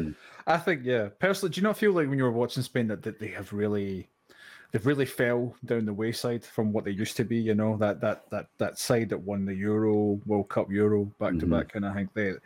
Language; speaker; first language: English; native; English